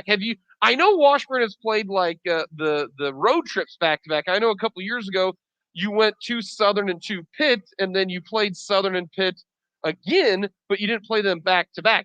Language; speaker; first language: English; native; English